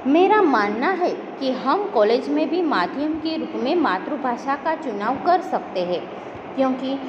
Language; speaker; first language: Hindi; non-native, local second language; Gujarati